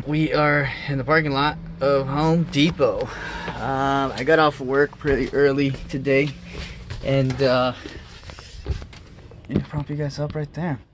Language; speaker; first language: English; native; English